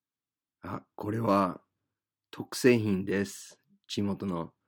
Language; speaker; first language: Japanese; non-native, fluent; English